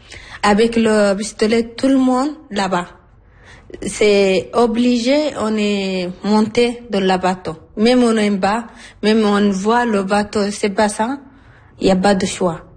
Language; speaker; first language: French; non-native, learner; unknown